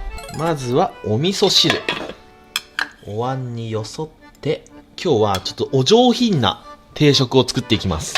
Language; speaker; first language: Japanese; native; Japanese